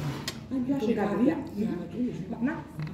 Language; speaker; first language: German; non-native, learner; Filipino